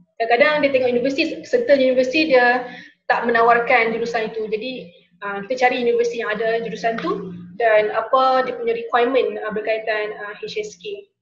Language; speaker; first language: Malay; native; Malay